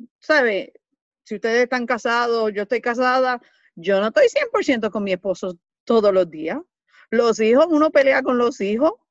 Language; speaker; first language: Spanish; early bilingual, heritage; Spanish